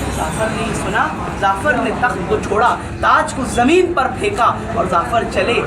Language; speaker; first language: Urdu; native; Urdu